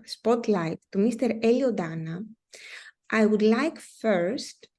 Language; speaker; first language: English; non-native, fluent; Greek